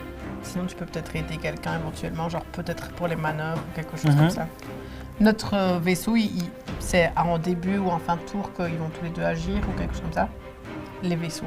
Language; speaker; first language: French; native; French